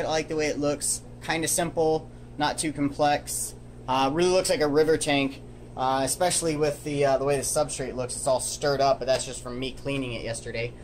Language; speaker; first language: English; native; English